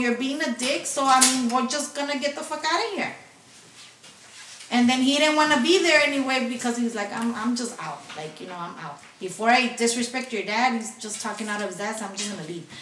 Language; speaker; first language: English; early bilingual, other home language; Spanish